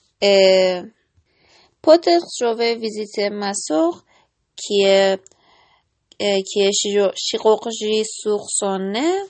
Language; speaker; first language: French; non-native, learner; Persian